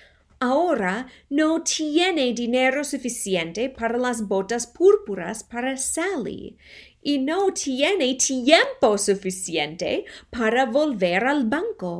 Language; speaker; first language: Spanish; non-native, fluent; English